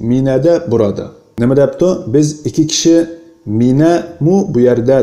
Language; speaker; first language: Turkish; non-native, fluent; Uyghur